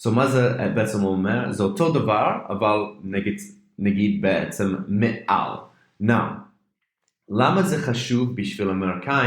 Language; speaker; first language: Hebrew; non-native, fluent; English